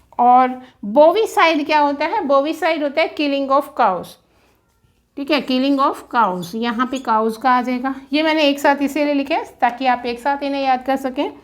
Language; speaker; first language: Hindi; native; Hindi